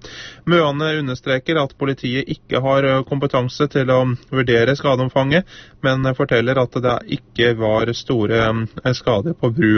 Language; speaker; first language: Norwegian; native; Norwegian